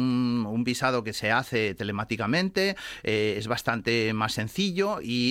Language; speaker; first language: Spanish; native; Spanish